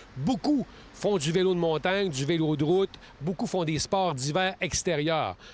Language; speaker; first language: French; native; French